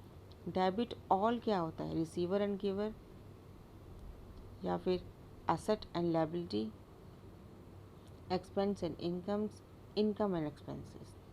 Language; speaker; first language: Hindi; native; Hindi